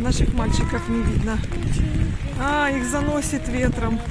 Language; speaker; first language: Russian; native; Russian